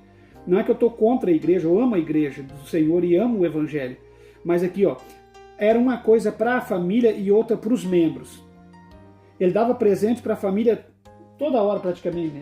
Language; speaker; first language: Portuguese; native; Portuguese